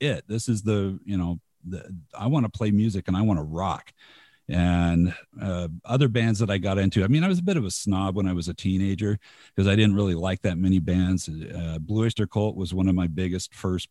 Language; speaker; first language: English; native; English